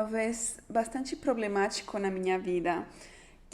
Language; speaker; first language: Portuguese; non-native, fluent; Spanish